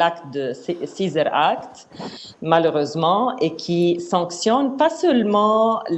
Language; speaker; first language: French; non-native, fluent; Arabic